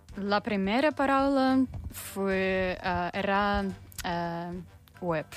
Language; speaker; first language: Catalan; non-native, learner; Russian